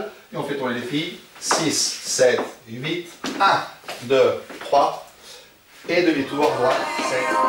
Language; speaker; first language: French; native; French